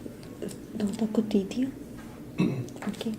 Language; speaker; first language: French; non-native, learner; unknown